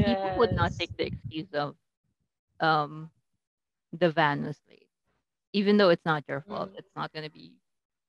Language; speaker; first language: English; non-native, local second language; Filipino